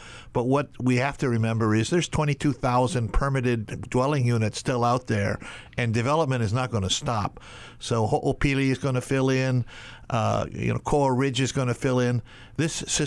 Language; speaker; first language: English; native; English